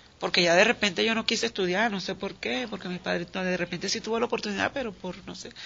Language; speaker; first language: Spanish; native; Spanish